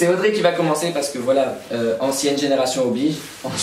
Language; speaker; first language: French; native; French